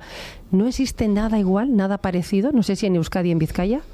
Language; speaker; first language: Spanish; native; Spanish